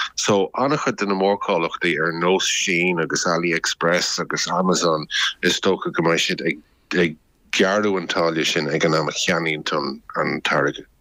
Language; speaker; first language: Irish; native; Irish